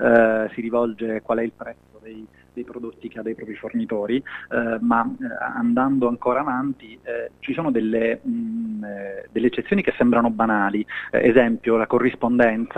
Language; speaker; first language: Italian; native; Italian